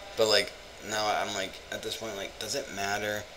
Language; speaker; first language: English; native; English